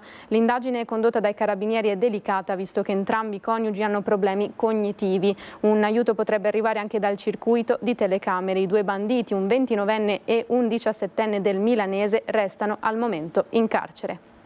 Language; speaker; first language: Italian; native; Italian